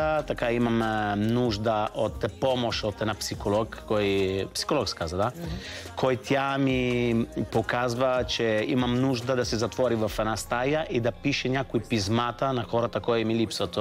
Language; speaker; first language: Bulgarian; non-native, fluent; Italian